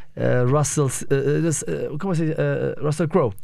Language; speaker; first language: Spanish; non-native, fluent; Arabic